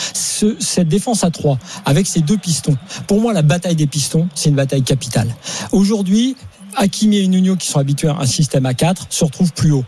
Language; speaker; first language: French; native; French